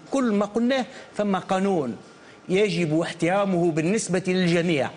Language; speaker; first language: Arabic; native; Arabic